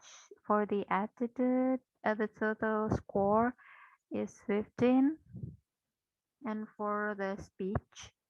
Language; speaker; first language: English; non-native, fluent; Indonesian